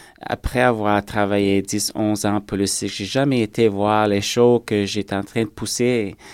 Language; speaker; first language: French; native; French